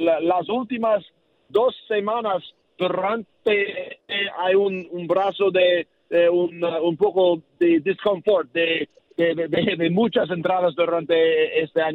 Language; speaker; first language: Spanish; non-native, learner; English